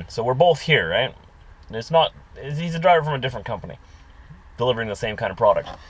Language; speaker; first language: English; native; English